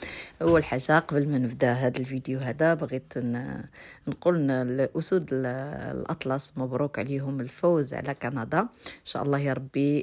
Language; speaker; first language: Arabic; native; Arabic